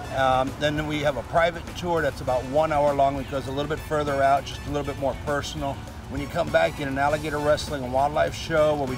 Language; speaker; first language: English; native; English